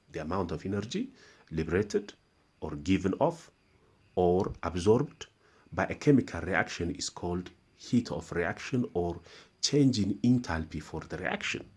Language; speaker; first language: English; non-native, local second language; Amharic